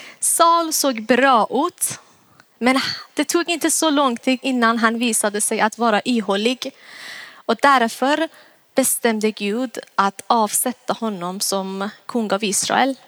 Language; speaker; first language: Swedish; non-native, fluent; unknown